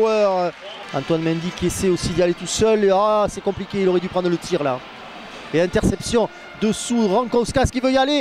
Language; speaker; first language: French; native; French